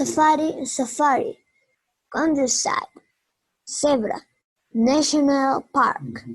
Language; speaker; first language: English; non-native, learner; Spanish